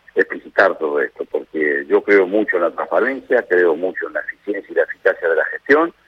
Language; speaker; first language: Spanish; native; Spanish